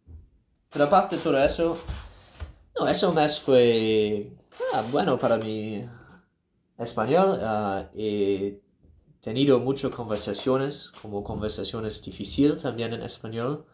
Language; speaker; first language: Spanish; non-native, learner; English